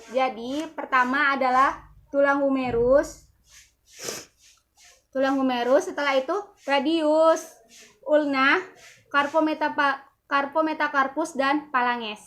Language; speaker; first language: Indonesian; native; Indonesian